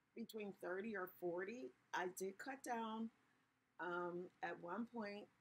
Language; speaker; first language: English; native; English